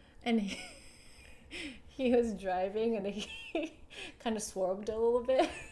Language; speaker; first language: English; non-native, fluent; Japanese